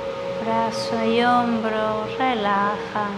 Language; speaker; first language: Spanish; native; Spanish